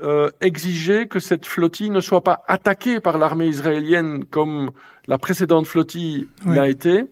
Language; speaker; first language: French; native; French